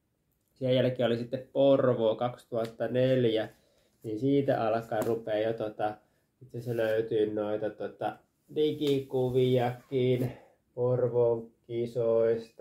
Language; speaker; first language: Finnish; native; Finnish